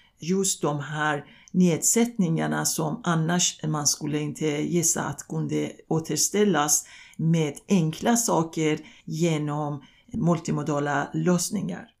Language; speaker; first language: Swedish; non-native, fluent; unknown